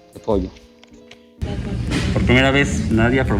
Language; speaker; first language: Spanish; native; Spanish